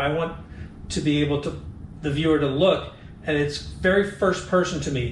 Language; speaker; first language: English; native; English